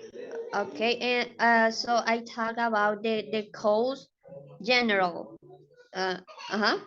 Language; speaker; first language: English; non-native, learner; Spanish